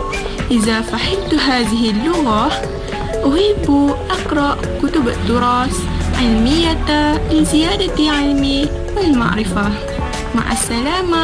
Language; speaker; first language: Arabic; non-native, learner; Malay